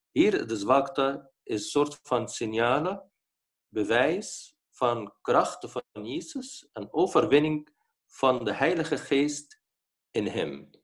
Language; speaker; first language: Dutch; non-native, fluent; Arabic